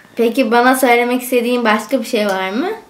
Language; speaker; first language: Turkish; native; Turkish